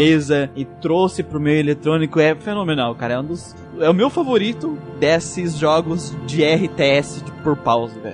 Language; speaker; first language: Portuguese; native; Portuguese